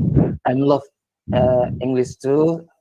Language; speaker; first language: English; non-native, learner; Indonesian